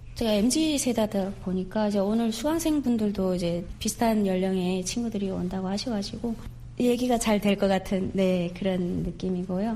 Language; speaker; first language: Korean; native; Korean